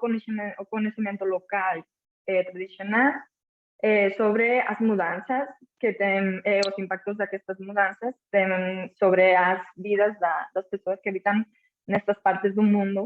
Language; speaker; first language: Portuguese; non-native, fluent; Catalan